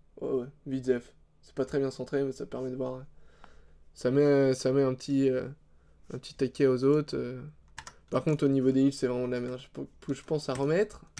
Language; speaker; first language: French; native; French